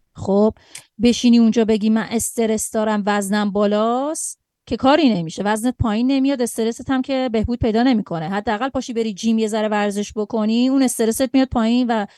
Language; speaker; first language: Persian; native; Persian